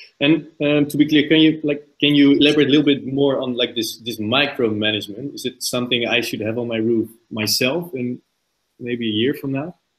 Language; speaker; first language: English; non-native, fluent; Dutch